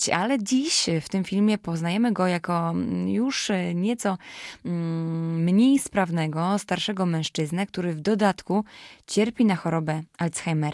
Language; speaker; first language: Polish; native; Polish